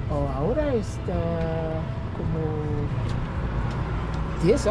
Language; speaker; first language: Spanish; non-native, learner; Haitian Creole